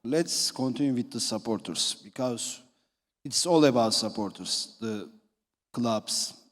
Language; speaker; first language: English; non-native, fluent; Turkish